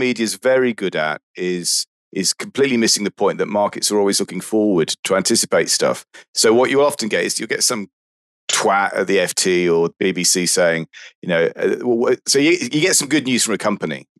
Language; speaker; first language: English; native; English